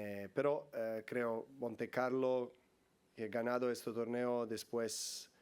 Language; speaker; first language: Spanish; non-native, learner; Serbian